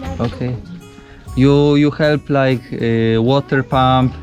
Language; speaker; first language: English; non-native, learner; Polish